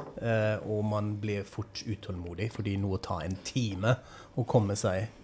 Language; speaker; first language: Norwegian; non-native, fluent; German